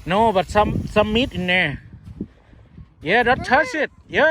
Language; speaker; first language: English; non-native, learner; Lao